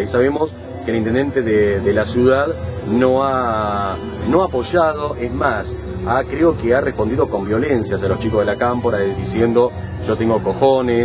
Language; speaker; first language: Spanish; native; Spanish